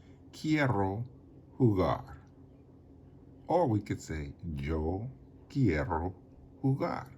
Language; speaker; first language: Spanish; non-native, learner; English